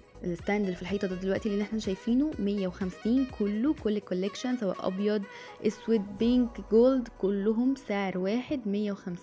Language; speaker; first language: Arabic; native; Arabic